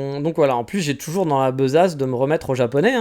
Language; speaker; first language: French; native; French